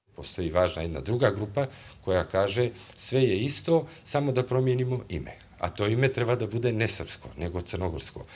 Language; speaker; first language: Serbian; native; Serbian